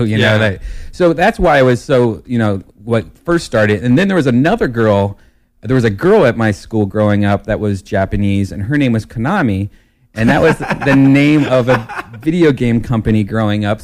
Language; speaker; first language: English; native; English